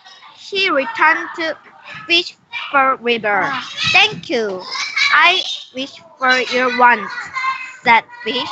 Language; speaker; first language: English; non-native, learner; Korean